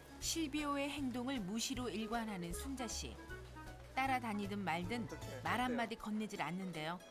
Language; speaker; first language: Korean; native; Korean